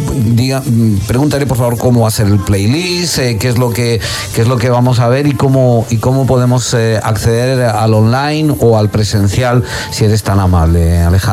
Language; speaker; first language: Spanish; native; Spanish